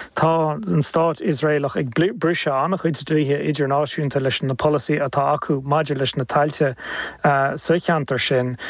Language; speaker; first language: Irish; native; Irish